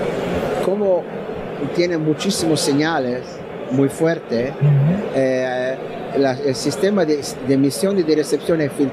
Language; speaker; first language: Spanish; non-native, learner; Italian